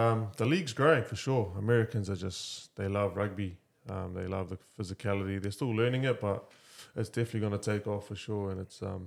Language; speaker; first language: English; native; English